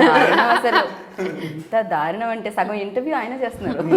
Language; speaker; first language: Telugu; native; Telugu